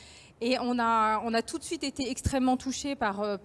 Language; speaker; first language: French; native; French